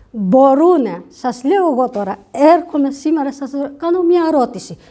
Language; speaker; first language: Greek; non-native, fluent; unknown